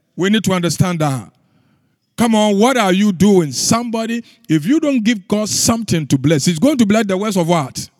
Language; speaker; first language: English; non-native, local second language; Akan